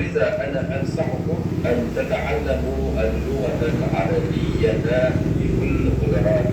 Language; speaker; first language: Arabic; non-native, fluent; Chechen